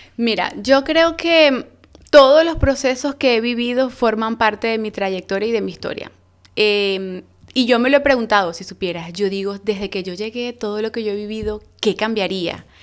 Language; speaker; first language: Spanish; native; Spanish